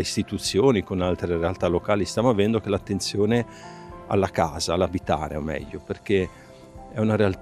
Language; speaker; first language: Italian; native; Italian